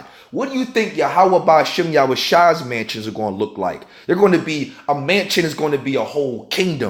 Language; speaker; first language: English; native; English